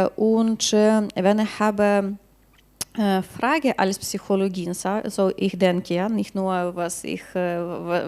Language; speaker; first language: German; non-native, learner; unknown